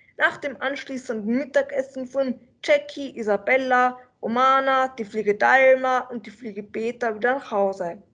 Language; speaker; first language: German; native; German